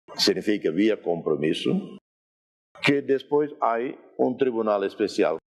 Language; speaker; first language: Spanish; non-native, fluent; Portuguese